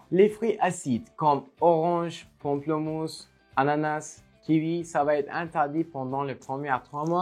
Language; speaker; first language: French; non-native, fluent; Turkish